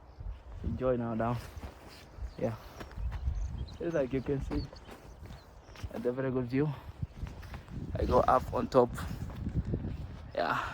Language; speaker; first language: English; non-native, learner; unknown